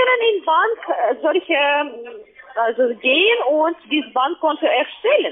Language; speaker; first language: German; non-native, fluent; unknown